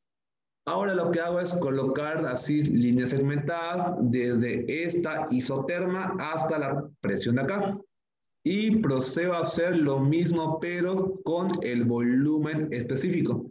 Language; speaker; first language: Spanish; native; Spanish